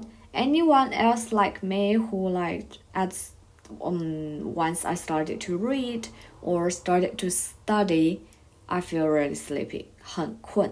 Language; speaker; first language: English; non-native, fluent; Chinese